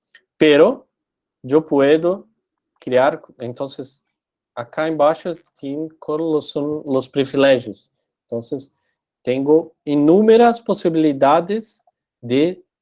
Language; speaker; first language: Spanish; non-native, learner; Portuguese